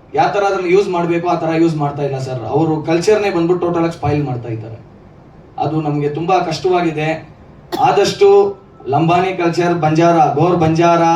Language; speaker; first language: Kannada; non-native, local second language; Lambadi